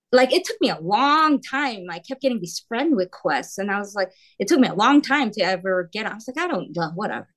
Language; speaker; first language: English; early bilingual, heritage; Korean